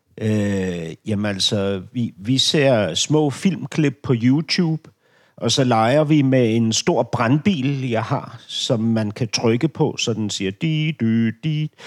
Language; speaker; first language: Danish; native; Danish